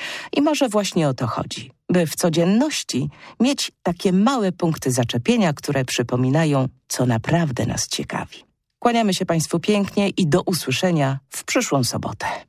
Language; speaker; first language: Polish; native; Polish